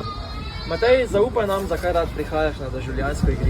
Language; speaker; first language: Slovenian; native; Slovenian